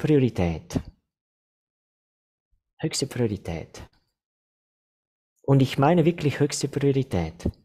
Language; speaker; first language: German; non-native, fluent; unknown